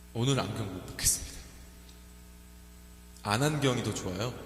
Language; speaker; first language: Korean; native; Korean